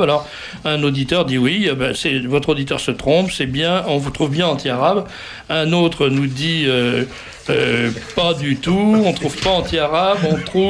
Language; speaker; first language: French; native; French